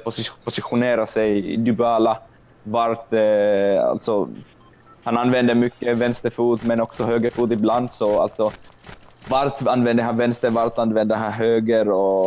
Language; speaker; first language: Swedish; non-native, local second language; Finnish